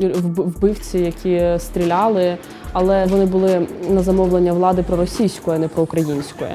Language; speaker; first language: Ukrainian; native; Ukrainian